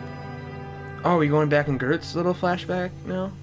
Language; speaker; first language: English; native; English